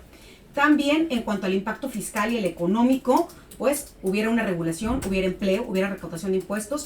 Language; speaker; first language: Spanish; native; Spanish